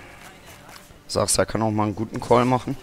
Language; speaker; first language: German; native; German